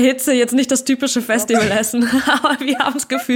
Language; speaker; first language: German; early bilingual, other home language; Russian